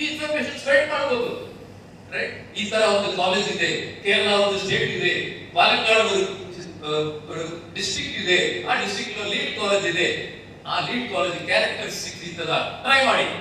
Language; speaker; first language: Kannada; non-native, local second language; Telugu